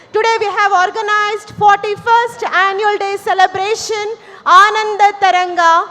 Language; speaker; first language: English; non-native, local second language; Kannada